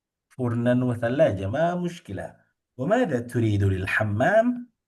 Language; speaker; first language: Arabic; non-native, fluent; Indonesian